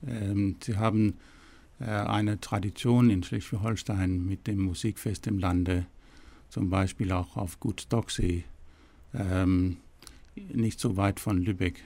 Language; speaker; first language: German; non-native, fluent; Danish